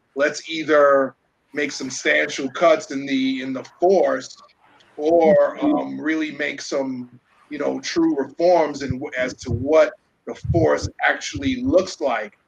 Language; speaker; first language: English; early bilingual, other home language; Spanish